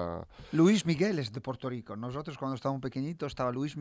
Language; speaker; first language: Spanish; non-native, fluent; Italian